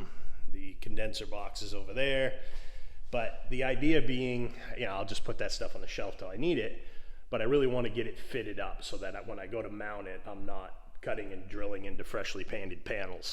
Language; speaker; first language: English; native; English